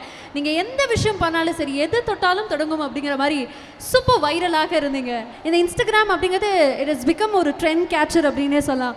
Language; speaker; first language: Tamil; native; Tamil